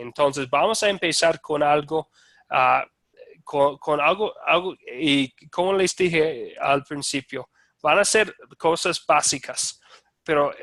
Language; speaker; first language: Spanish; non-native, fluent; English